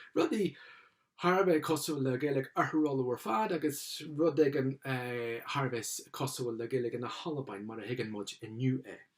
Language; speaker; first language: Irish; non-native, local second language; English